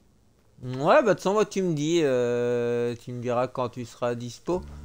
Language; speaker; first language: French; native; French